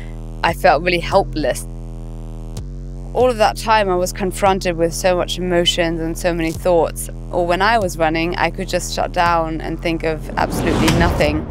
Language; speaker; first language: English; non-native, fluent; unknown